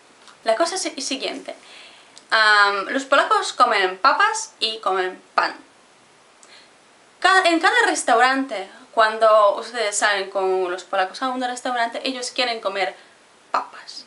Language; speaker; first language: Spanish; non-native, fluent; Polish